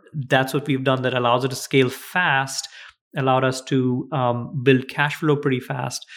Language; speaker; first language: English; non-native, local second language; Gujarati